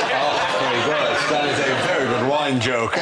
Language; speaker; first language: English; native; English